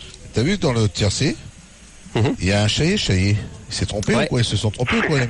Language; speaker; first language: French; native; French